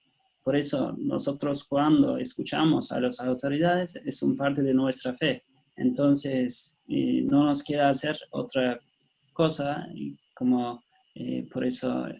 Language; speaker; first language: Spanish; non-native, fluent; Turkish